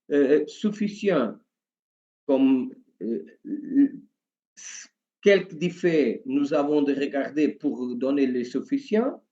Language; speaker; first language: French; non-native, learner; Portuguese